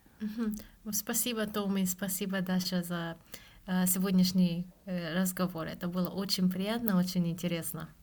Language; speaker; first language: Russian; non-native, fluent; Japanese